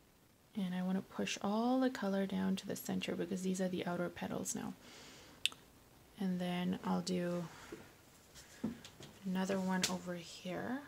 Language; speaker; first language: English; native; English